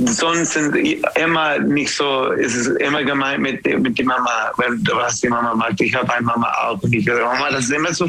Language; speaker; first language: German; non-native, learner; English